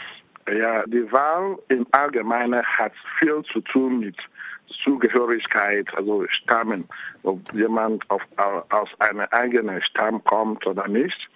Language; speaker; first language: German; non-native, fluent; Igbo